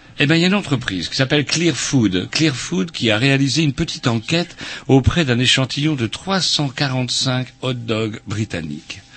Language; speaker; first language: French; native; French